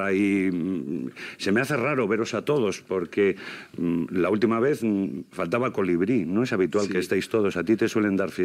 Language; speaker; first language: Spanish; native; Spanish